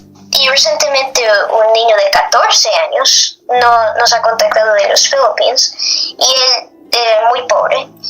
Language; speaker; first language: Spanish; non-native, fluent; English